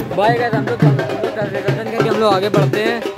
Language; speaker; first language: Hindi; native; Hindi